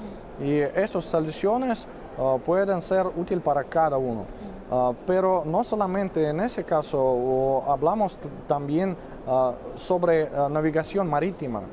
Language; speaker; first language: Spanish; non-native, fluent; Russian